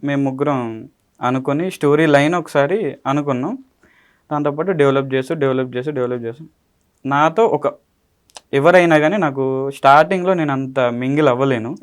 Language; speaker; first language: Telugu; native; Telugu